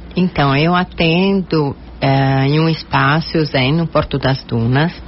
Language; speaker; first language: Portuguese; non-native, fluent; Italian